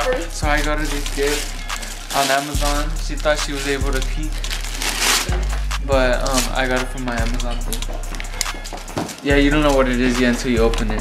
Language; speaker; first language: English; early bilingual, other home language; Spanish